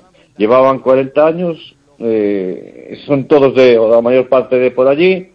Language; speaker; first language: Spanish; native; Spanish